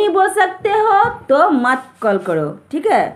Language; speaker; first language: Hindi; non-native, local second language; Bangla